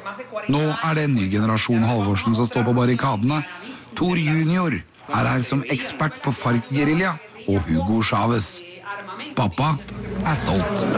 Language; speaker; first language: Norwegian; native; Norwegian